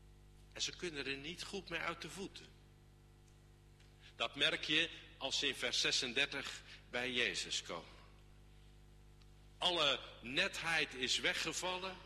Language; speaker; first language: Dutch; native; Dutch